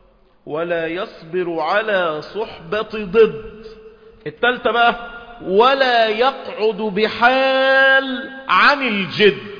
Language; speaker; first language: Arabic; native; Arabic